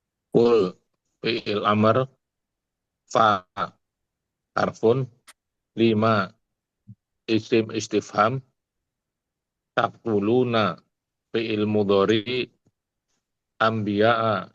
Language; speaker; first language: Arabic; non-native, learner; Indonesian